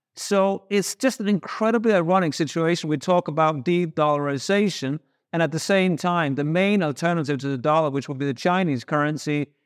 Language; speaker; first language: English; non-native, fluent; Danish